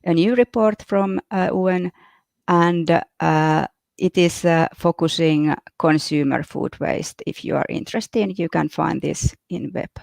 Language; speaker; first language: English; non-native, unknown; Finnish